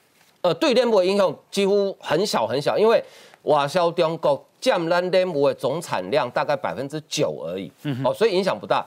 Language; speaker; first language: Chinese; native; Chinese